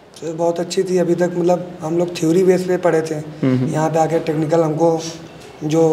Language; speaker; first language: Hindi; native; Hindi